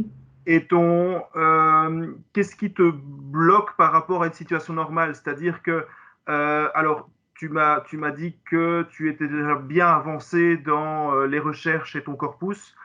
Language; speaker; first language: French; native; French